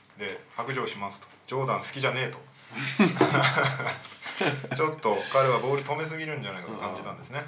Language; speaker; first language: Japanese; native; Japanese